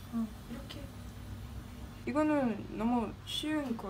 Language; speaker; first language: Korean; non-native, learner; Swedish